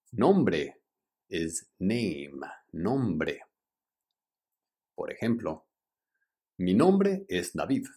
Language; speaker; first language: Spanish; early bilingual, heritage; Spanish